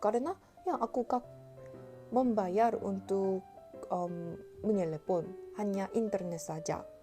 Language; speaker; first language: Indonesian; non-native, learner; Korean